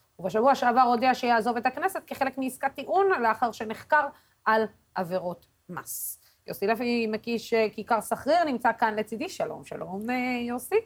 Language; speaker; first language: Hebrew; non-native, local second language; Arabic